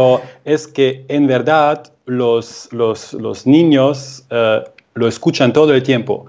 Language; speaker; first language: Spanish; non-native, fluent; German